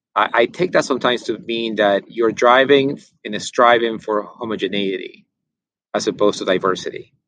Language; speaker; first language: English; non-native, fluent; Spanish